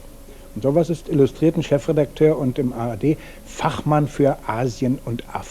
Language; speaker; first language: German; native; German